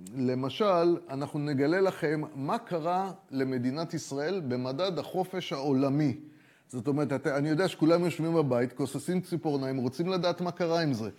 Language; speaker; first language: Hebrew; native; Hebrew